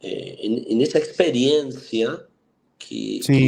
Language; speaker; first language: Portuguese; non-native, fluent; Spanish